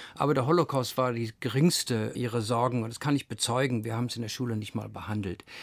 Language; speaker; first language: German; early bilingual, other home language; English